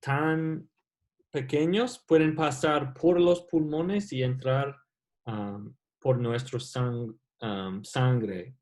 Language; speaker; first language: Spanish; non-native, learner; English